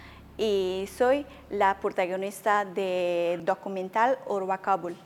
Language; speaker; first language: Spanish; non-native, learner; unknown